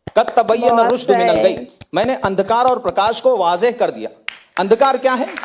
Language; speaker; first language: Hindi; native; Hindi